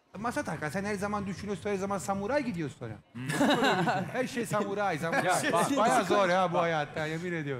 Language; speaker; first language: Turkish; non-native, learner; English